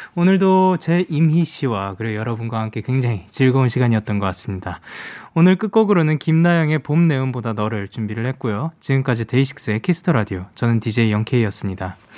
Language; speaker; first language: Korean; native; Korean